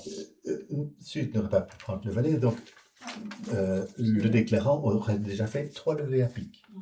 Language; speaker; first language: French; native; French